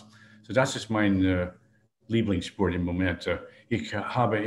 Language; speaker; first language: German; non-native, learner; English